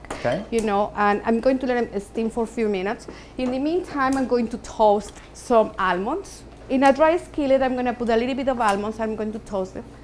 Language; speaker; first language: English; non-native, fluent; Spanish